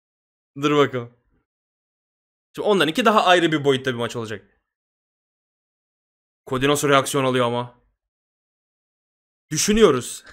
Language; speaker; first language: Turkish; native; Turkish